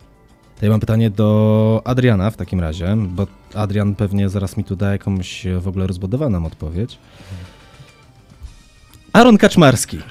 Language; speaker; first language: Polish; native; Polish